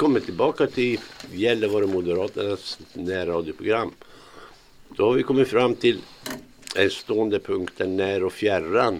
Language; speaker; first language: Swedish; native; Swedish